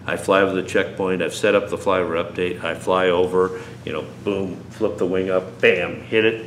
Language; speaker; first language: English; native; English